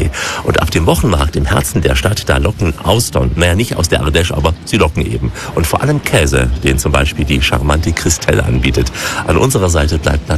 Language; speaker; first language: German; native; German